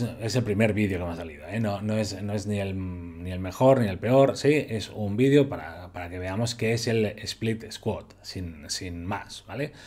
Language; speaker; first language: Spanish; native; Spanish